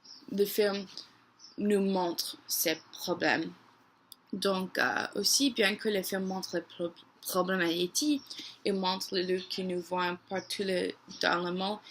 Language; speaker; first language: French; non-native, learner; English